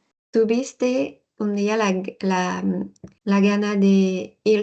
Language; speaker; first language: Spanish; non-native, learner; French